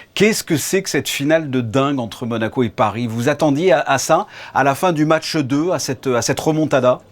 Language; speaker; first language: French; native; French